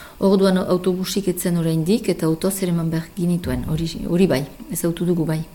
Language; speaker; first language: Basque; native; Basque